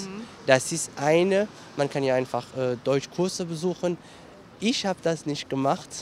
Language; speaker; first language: German; non-native, fluent; Kurdish